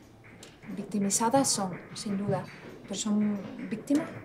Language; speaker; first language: Spanish; native; Spanish